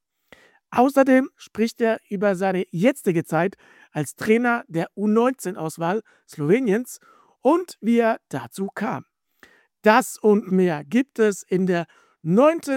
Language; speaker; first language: German; native; German